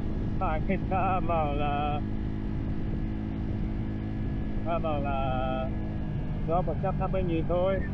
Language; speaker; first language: Vietnamese; non-native, fluent; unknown